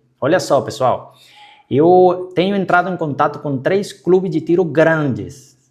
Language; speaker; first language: Portuguese; non-native, fluent; Spanish